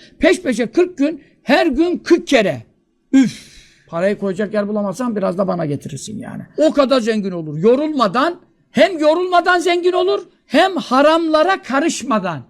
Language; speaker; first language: Turkish; native; Turkish